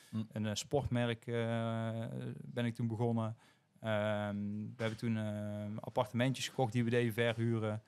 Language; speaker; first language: Dutch; native; Dutch